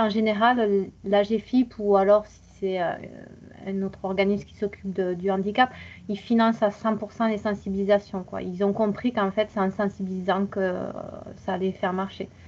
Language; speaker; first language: French; native; French